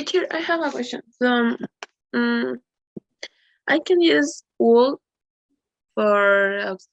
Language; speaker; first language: English; non-native, learner; Spanish